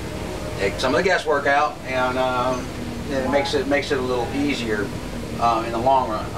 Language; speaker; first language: English; native; English